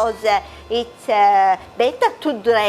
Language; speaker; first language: English; non-native, fluent; Italian